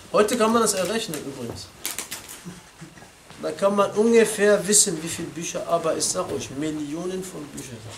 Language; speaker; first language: German; non-native, fluent; Arabic